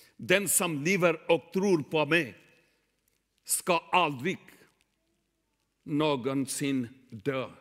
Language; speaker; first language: Swedish; non-native, learner; Urdu